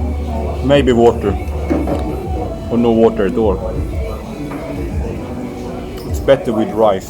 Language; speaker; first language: English; non-native, learner; Swedish